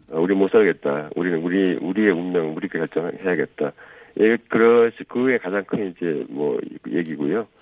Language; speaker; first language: Korean; native; Korean